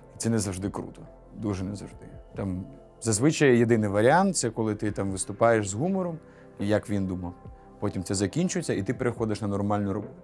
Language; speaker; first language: Ukrainian; non-native, local second language; Russian